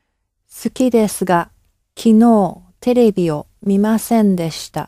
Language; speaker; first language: Japanese; non-native, learner; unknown